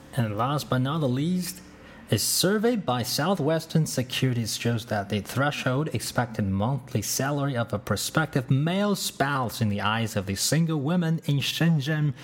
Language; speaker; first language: English; non-native, fluent; Chinese